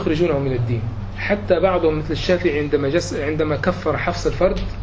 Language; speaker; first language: Arabic; native; Arabic